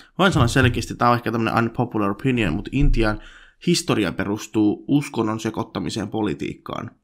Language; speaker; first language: Finnish; early bilingual, other home language; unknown